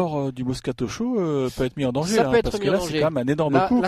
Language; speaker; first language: French; native; French